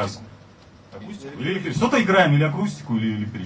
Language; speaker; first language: Russian; native; Russian